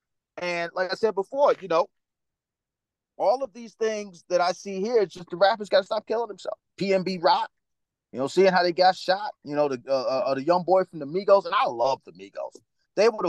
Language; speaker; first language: English; early bilingual, other home language; Spanish